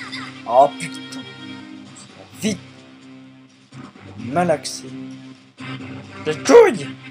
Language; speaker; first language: French; native; French